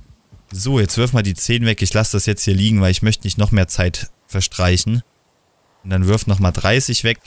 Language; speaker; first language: German; native; German